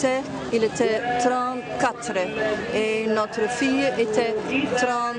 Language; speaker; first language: French; non-native, learner; Dutch